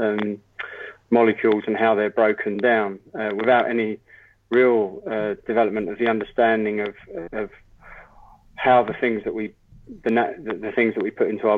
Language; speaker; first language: English; native; English